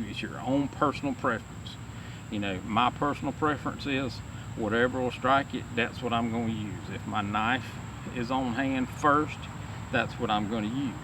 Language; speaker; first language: English; native; English